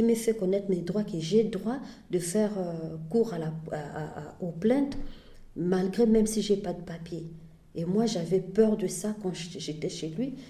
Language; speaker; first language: French; non-native, fluent; Portuguese